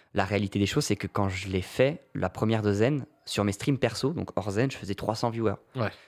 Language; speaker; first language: French; native; French